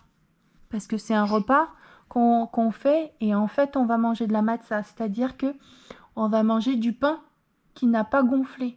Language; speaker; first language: French; native; French